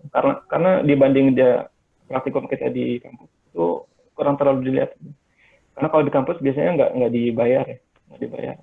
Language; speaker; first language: Indonesian; native; Indonesian